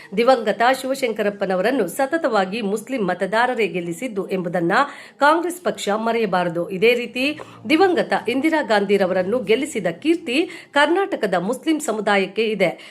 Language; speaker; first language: Kannada; native; Kannada